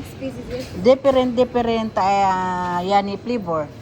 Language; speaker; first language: English; non-native, learner; Filipino